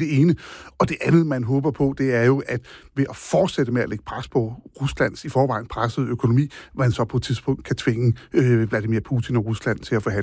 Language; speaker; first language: Danish; native; Danish